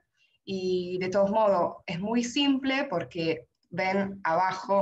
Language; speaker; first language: Spanish; non-native, fluent; Italian